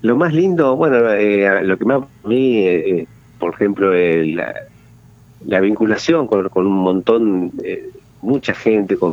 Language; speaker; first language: Spanish; native; Spanish